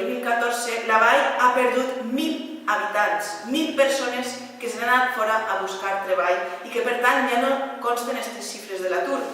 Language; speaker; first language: Catalan; native; Catalan